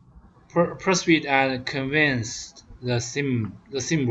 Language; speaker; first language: English; non-native, learner; Vietnamese